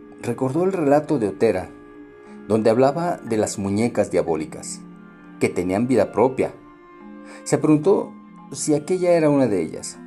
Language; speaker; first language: Spanish; native; Spanish